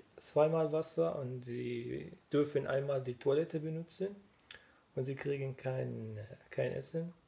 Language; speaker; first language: German; non-native, learner; Arabic